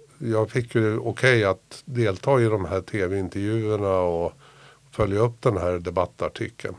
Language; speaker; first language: Swedish; native; Swedish